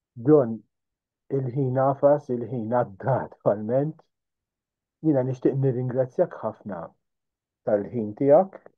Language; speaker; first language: Maltese; native; Maltese